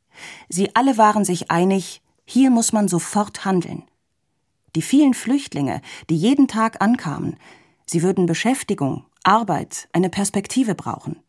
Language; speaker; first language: German; native; German